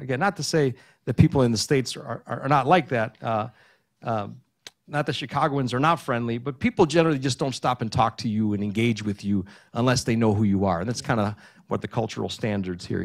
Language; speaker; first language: English; early bilingual, other home language; Greek